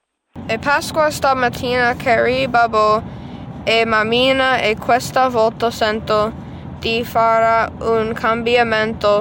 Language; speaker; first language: Italian; non-native, learner; English